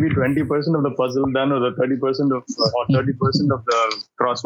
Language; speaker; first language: English; non-native, local second language; Tamil